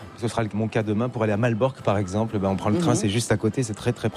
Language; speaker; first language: French; native; French